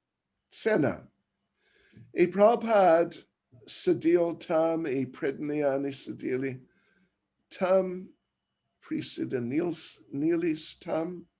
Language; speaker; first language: Russian; non-native, learner; English